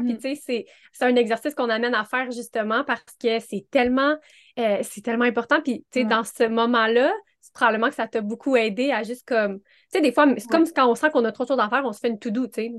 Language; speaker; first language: French; native; French